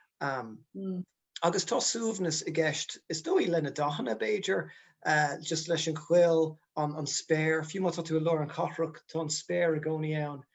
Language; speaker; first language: Irish; non-native, local second language; English